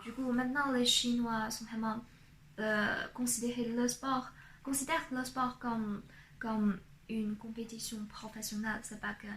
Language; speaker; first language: French; non-native, fluent; Chinese